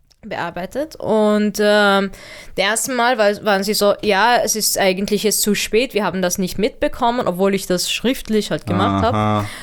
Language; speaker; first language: German; early bilingual, other home language; Arabic